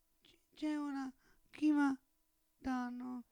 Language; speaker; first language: Italian; non-native, learner; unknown